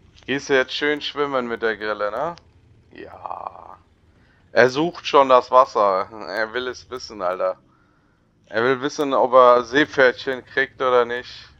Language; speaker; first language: German; native; German